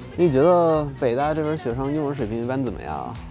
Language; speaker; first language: Chinese; non-native, fluent; English